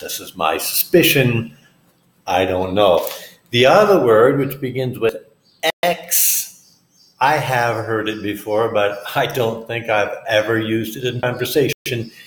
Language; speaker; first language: English; native; English